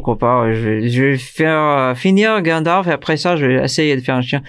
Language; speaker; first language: French; non-native, fluent; English